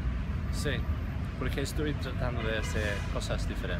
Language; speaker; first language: Spanish; non-native, fluent; English